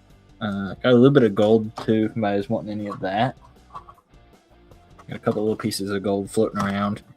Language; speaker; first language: English; native; English